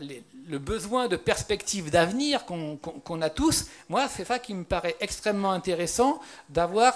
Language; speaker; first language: French; native; French